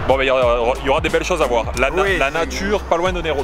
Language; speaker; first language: French; native; French